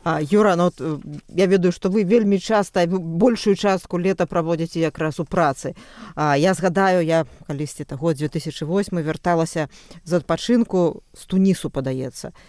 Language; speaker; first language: Belarusian; non-native, local second language; Russian